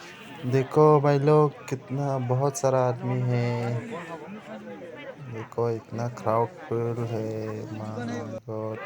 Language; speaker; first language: Hindi; non-native, local second language; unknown